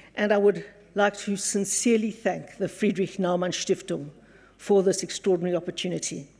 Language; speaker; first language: English; native; English